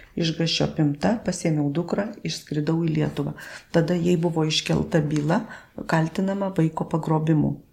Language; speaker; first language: Lithuanian; native; Lithuanian